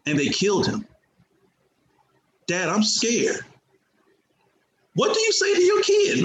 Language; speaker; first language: English; native; English